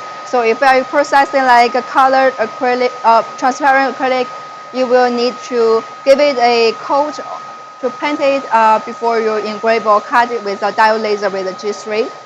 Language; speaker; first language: English; non-native, fluent; Chinese